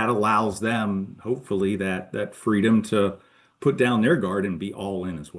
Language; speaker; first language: English; native; English